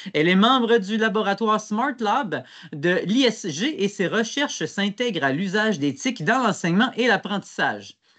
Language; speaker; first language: French; native; French